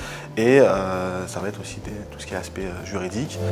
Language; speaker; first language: French; native; French